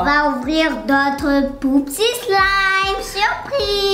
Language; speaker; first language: French; native; French